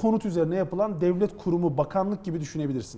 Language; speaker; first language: Turkish; native; Turkish